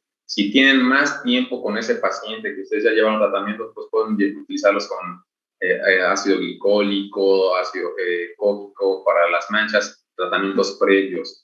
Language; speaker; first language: Spanish; native; Spanish